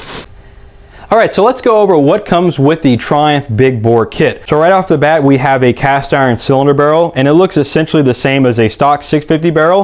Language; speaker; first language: English; native; English